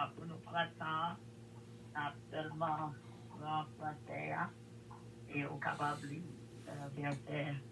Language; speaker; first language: French; non-native, learner; Haitian Creole